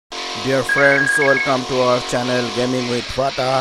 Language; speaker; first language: English; non-native, learner; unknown